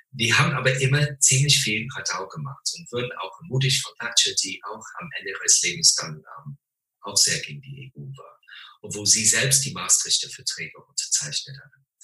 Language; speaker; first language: German; non-native, fluent; English